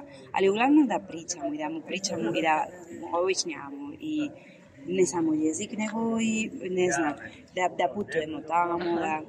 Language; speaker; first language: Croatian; non-native, learner; Spanish